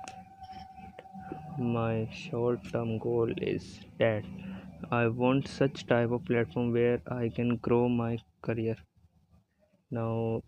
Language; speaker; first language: English; non-native, local second language; Hindi